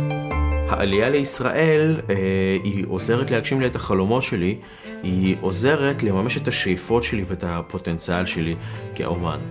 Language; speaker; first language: Hebrew; non-native, fluent; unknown